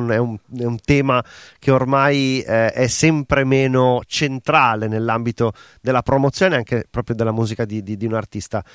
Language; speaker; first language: Italian; native; Italian